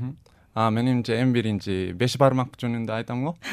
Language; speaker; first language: Kyrgyz; non-native, fluent; Japanese